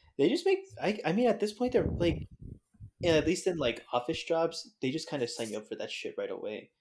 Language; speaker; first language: English; native; English